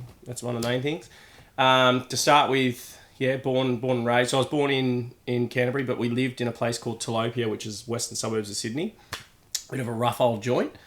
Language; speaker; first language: English; native; English